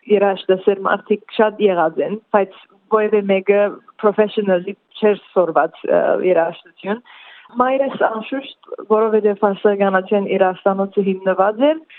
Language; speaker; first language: Armenian; early bilingual, heritage; Armenian